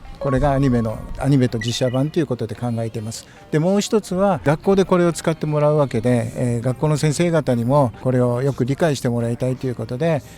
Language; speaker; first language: Japanese; native; Japanese